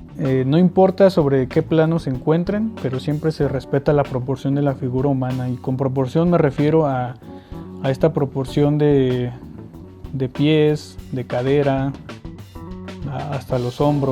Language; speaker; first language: Spanish; native; Spanish